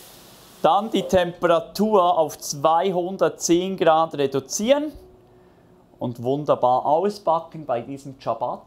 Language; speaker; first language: German; native; German